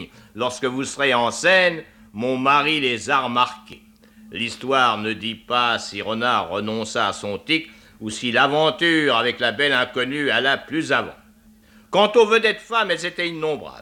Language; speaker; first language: French; native; French